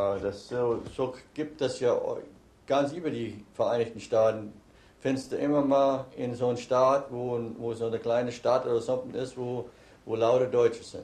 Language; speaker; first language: German; early bilingual, heritage; German